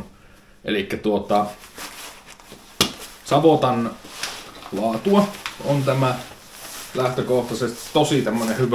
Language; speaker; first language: Finnish; native; Finnish